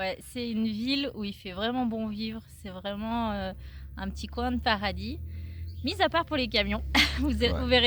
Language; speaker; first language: French; native; French